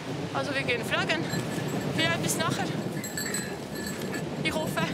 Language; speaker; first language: German; non-native, local second language; French